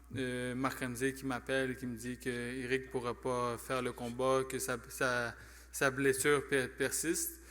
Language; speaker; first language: French; native; French